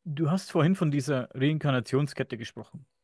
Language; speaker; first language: German; native; German